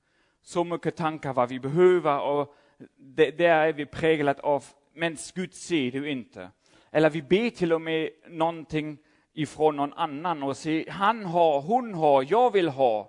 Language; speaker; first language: Swedish; non-native, fluent; German